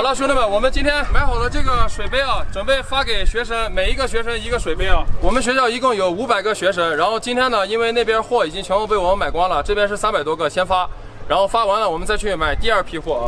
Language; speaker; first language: Chinese; native; Chinese